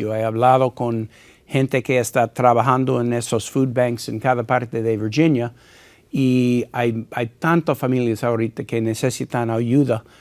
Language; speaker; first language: Spanish; non-native, fluent; English